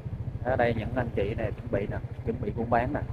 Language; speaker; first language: Vietnamese; native; Vietnamese